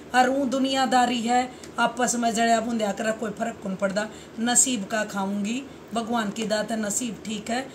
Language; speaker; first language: Hindi; non-native, local second language; Haryanvi